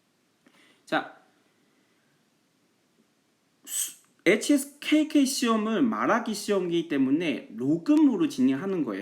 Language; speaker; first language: Korean; non-native, fluent; Chinese